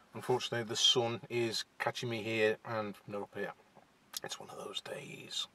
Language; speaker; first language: English; native; English